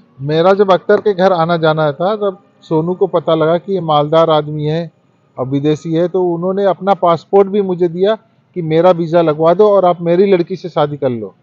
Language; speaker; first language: Hindi; early bilingual, heritage; Hindi